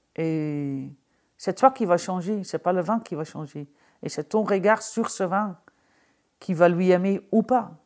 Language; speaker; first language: French; non-native, fluent; Dutch